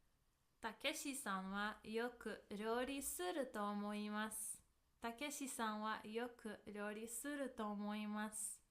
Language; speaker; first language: Japanese; non-native, fluent; English